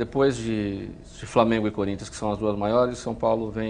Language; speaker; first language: Portuguese; native; Portuguese